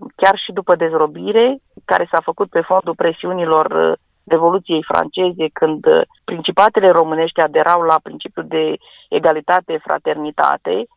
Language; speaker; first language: Romanian; non-native, local second language; Romany